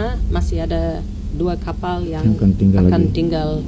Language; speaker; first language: Indonesian; non-native, learner; English